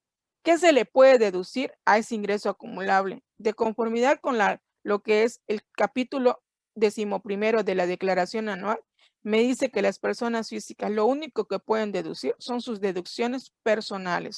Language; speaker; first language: Spanish; native; Spanish